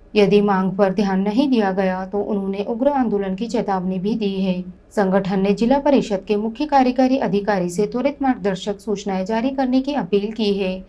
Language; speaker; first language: Hindi; non-native, local second language; Marathi